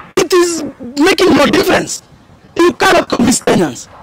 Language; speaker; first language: English; non-native, local second language; Kikuyu